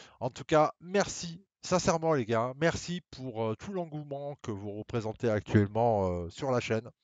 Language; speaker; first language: French; native; French